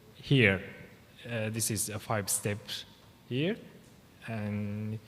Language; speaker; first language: English; non-native, fluent; Japanese